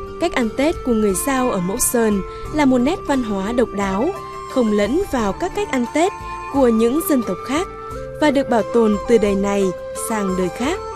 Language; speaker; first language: Vietnamese; native; Vietnamese